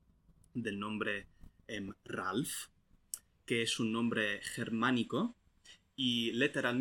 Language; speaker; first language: Spanish; non-native, fluent; English